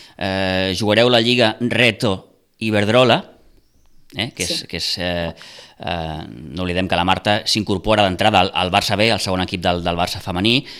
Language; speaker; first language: Catalan; native; Catalan